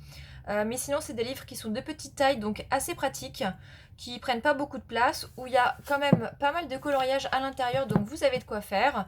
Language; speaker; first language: French; native; French